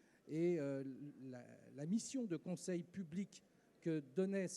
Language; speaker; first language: French; native; French